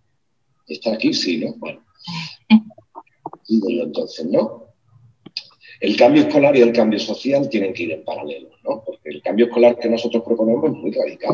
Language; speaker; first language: Spanish; native; Spanish